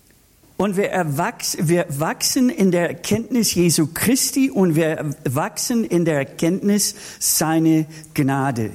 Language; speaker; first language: German; non-native, fluent; English